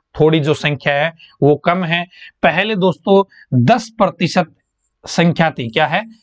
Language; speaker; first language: Hindi; native; Hindi